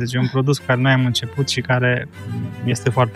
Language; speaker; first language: Romanian; native; Romanian